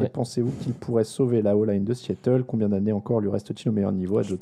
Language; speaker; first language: French; native; French